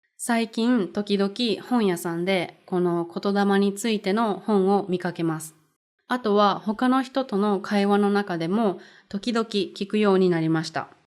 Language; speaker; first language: Japanese; native; Japanese